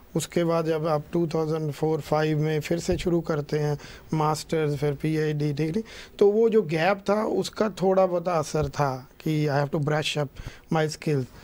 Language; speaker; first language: Hindi; non-native, local second language; Punjabi